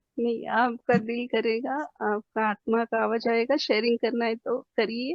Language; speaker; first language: Hindi; non-native, local second language; Marathi